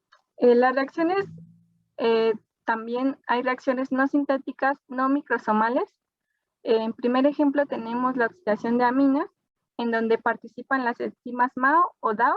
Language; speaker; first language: Spanish; native; Spanish